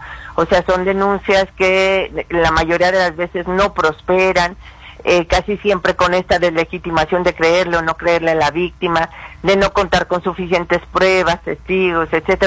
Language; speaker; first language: Spanish; native; Spanish